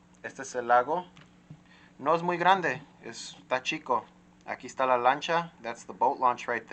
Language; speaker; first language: Spanish; early bilingual, heritage; Spanish